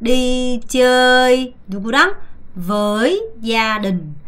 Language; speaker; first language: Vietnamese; non-native, fluent; Korean